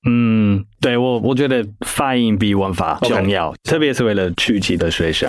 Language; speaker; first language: Chinese; non-native, fluent; English